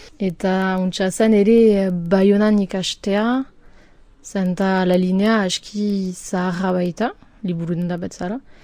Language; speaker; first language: Basque; non-native, local second language; French